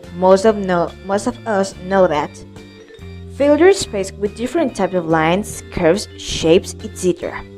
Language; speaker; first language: English; non-native, learner; Spanish